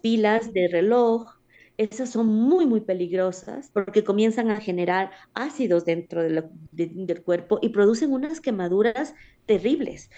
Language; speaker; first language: Spanish; native; Spanish